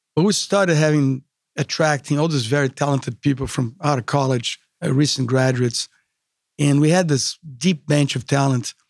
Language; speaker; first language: English; non-native, fluent; Portuguese